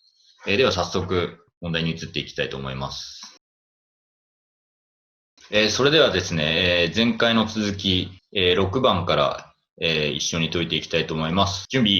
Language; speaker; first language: Japanese; native; Japanese